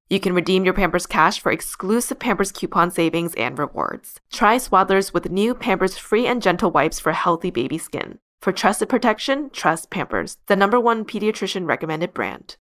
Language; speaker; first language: English; native; English